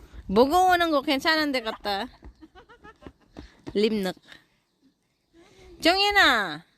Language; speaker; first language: Korean; non-native, fluent; Filipino